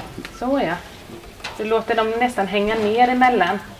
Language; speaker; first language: Swedish; native; Swedish